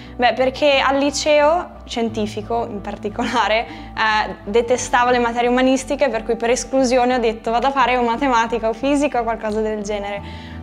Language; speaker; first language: Italian; native; Italian